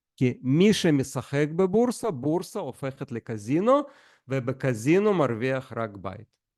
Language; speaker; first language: Hebrew; non-native, fluent; Russian